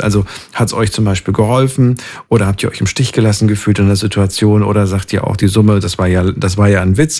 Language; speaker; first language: German; native; German